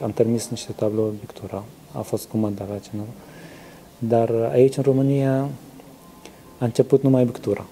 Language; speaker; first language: Romanian; non-native, learner; Arabic